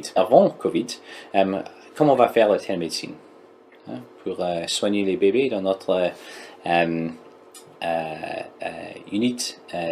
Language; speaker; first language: French; non-native, learner; English